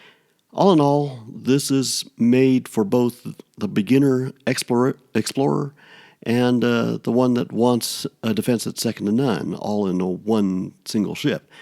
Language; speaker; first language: English; native; English